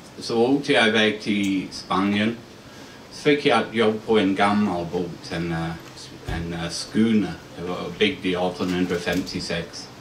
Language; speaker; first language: Swedish; non-native, fluent; English